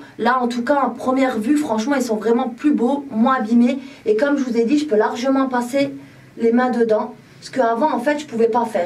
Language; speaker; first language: French; native; French